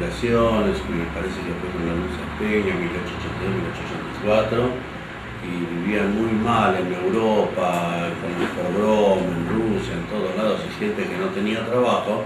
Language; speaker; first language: Spanish; native; Spanish